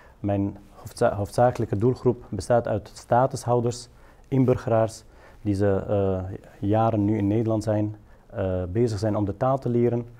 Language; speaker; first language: Dutch; non-native, fluent; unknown